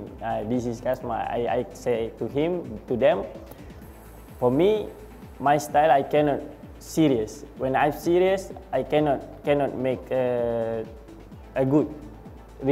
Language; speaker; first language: English; non-native, learner; Malay